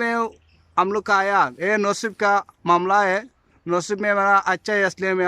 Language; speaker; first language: Hindi; non-native, local second language; Bangla